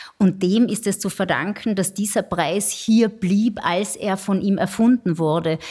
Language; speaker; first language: German; native; German